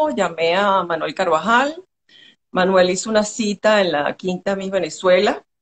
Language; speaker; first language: Spanish; native; Spanish